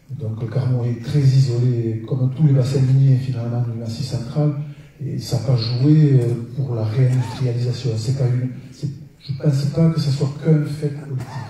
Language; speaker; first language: French; native; French